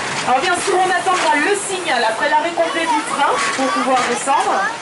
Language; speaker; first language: French; native; French